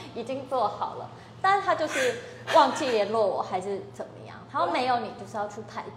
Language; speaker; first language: Chinese; native; Chinese